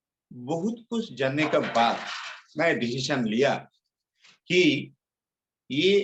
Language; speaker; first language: Hindi; non-native, local second language; Bangla